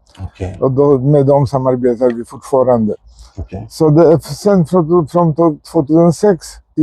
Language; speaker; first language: Swedish; non-native, fluent; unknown